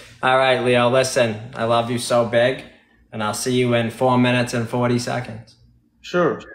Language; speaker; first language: English; native; English